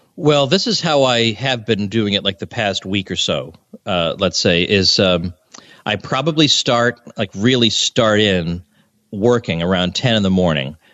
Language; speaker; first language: English; native; English